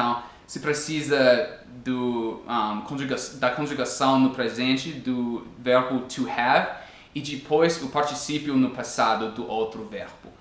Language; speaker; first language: Portuguese; non-native, fluent; English